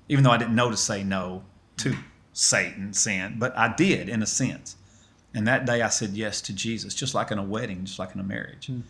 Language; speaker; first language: English; native; English